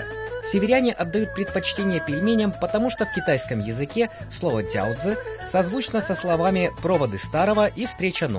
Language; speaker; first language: Russian; native; Russian